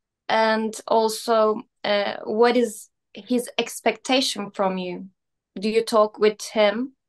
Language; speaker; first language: English; non-native, learner; Turkish